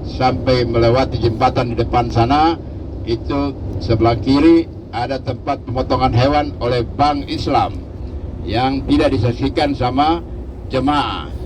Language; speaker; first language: Indonesian; native; Indonesian